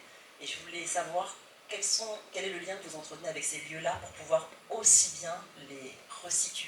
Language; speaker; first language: French; native; French